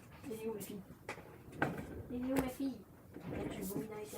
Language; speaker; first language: French; native; French